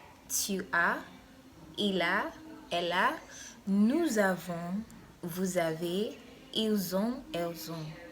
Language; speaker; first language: French; non-native, fluent; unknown